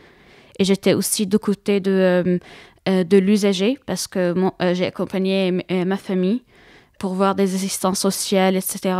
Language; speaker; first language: French; non-native, fluent; Arabic